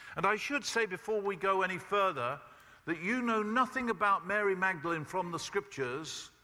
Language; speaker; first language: English; native; English